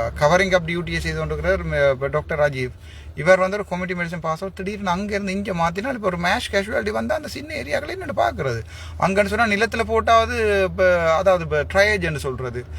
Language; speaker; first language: Tamil; native; Tamil